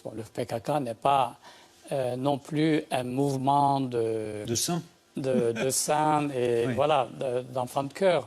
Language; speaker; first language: French; native; French